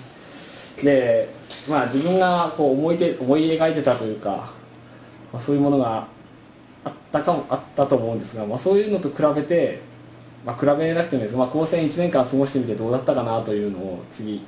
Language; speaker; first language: Japanese; native; Japanese